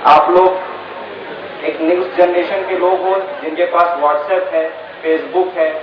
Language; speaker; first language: Hindi; non-native, local second language; Marathi